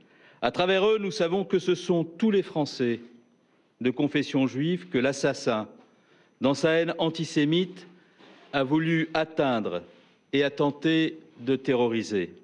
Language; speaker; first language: French; native; French